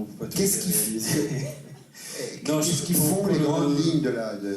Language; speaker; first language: French; native; French